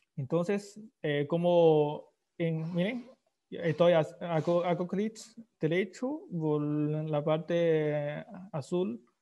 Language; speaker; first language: Spanish; non-native, fluent; Chinese